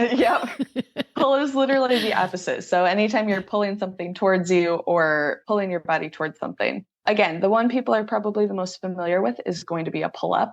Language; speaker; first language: English; native; English